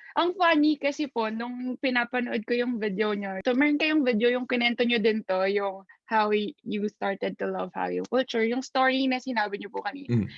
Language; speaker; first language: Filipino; native; Filipino